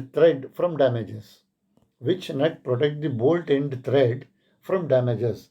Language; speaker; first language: English; non-native, local second language; Kannada